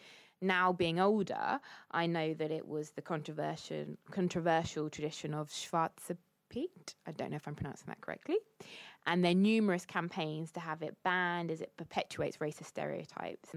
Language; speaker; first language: English; native; English